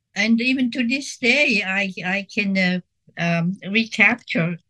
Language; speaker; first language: English; non-native, fluent; Swiss German